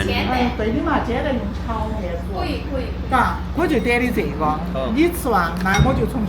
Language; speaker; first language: Chinese; native; Chinese